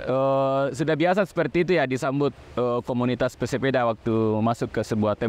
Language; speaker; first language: Indonesian; native; Indonesian